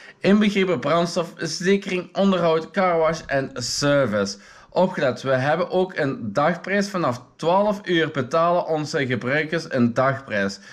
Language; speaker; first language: Dutch; native; Dutch